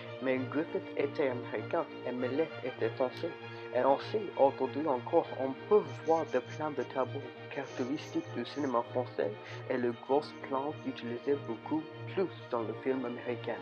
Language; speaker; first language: French; non-native, learner; English